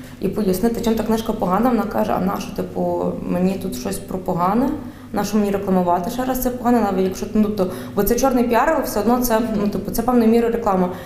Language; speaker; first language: Ukrainian; native; Ukrainian